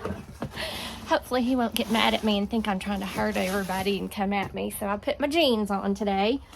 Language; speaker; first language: English; native; English